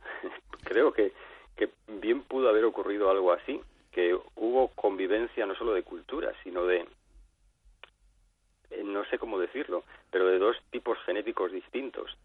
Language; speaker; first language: Spanish; native; Spanish